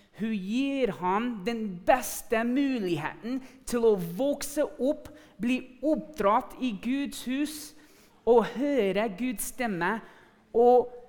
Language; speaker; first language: Norwegian; non-native, fluent; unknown